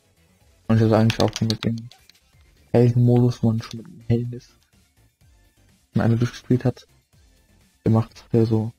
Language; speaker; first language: German; native; German